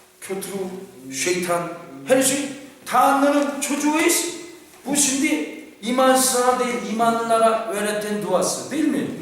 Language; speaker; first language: Turkish; non-native, fluent; Korean